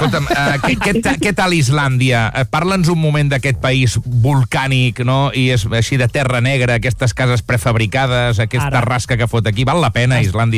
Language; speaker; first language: Catalan; native; Catalan